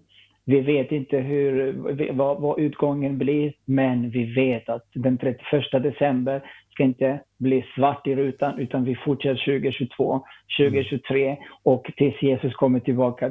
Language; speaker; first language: Swedish; non-native, fluent; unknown